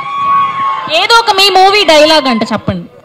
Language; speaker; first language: Telugu; native; Telugu